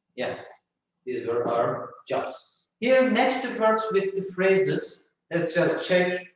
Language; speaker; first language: English; non-native, fluent; Turkish